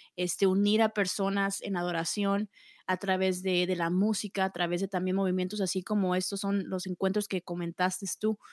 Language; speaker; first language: Spanish; early bilingual, heritage; Spanish